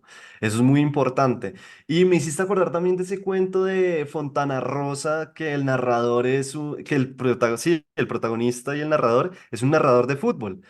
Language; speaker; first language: Spanish; native; Spanish